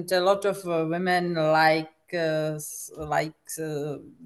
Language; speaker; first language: English; non-native, fluent; Czech